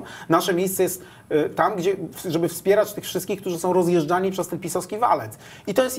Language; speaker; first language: Polish; native; Polish